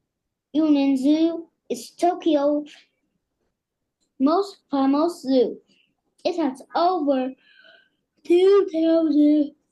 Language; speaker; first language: English; non-native, learner; Vietnamese